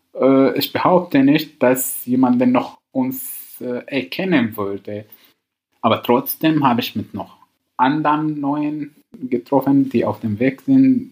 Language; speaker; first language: German; non-native, learner; Arabic